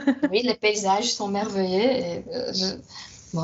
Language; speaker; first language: French; non-native, fluent; Portuguese